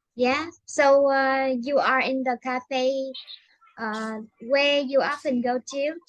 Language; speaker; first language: English; non-native, fluent; Vietnamese